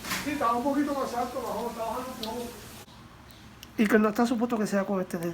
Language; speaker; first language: Spanish; early bilingual, heritage; Spanish